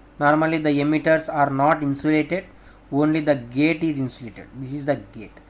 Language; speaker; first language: English; non-native, local second language; Telugu